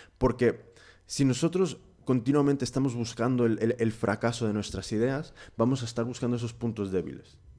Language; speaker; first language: Spanish; early bilingual, heritage; Spanish